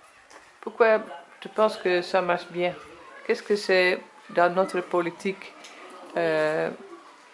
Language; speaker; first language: French; non-native, learner; Dutch